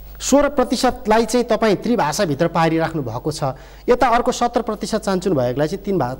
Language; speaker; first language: Nepali; native; Nepali